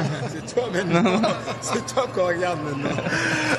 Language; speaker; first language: French; native; French